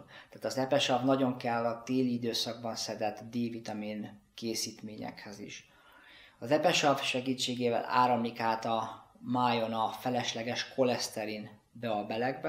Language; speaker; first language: Hungarian; native; Hungarian